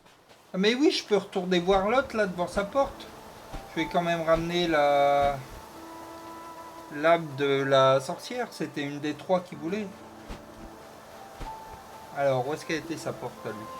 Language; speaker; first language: French; native; French